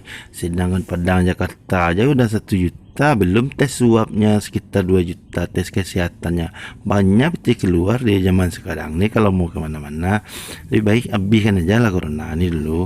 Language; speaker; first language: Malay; non-native, local second language; Minangkabau